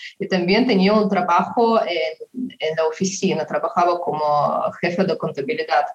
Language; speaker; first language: Spanish; non-native, fluent; Russian